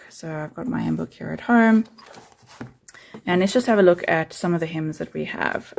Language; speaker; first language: English; native; English